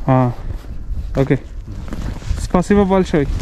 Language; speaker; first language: Russian; non-native, learner; Hindi